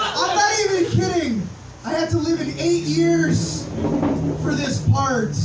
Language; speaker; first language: English; native; English